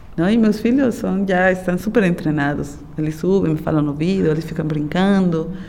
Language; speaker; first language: Portuguese; non-native, fluent; Spanish